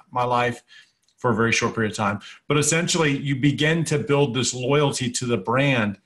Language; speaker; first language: English; native; English